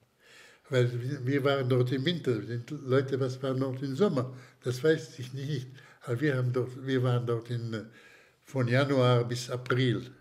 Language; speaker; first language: German; non-native, fluent; Slovak